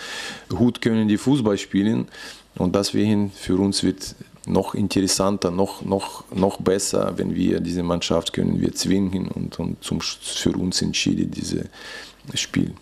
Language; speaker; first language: German; non-native, learner; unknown